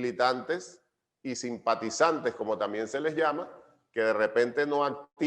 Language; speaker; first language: Spanish; native; Spanish